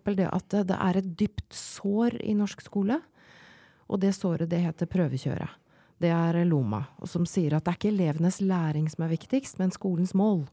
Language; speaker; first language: Norwegian; native; Norwegian